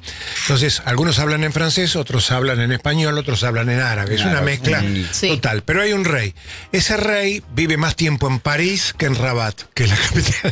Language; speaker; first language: Spanish; native; Spanish